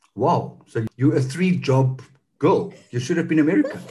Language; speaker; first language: English; non-native, local second language; Afrikaans